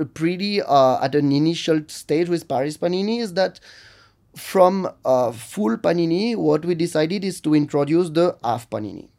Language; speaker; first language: English; non-native, fluent; French